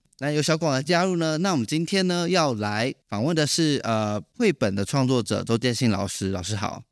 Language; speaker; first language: Chinese; native; Chinese